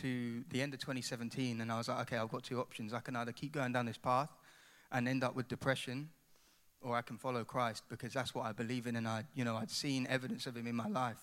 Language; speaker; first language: English; native; English